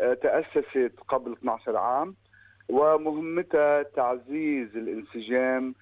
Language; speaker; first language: Arabic; native; Arabic